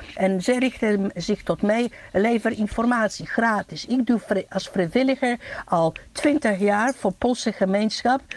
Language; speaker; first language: Dutch; non-native, fluent; Polish